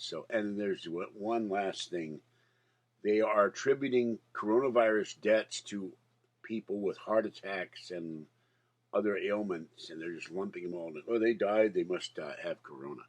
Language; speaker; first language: English; native; English